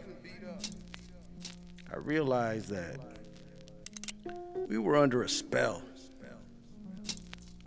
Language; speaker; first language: English; native; English